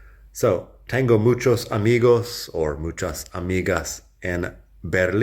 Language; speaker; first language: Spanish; non-native, fluent; English